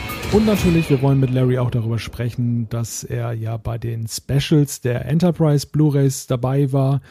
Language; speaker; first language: German; native; German